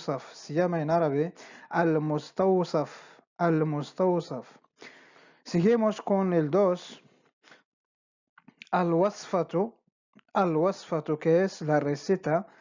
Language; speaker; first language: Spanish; non-native, fluent; Arabic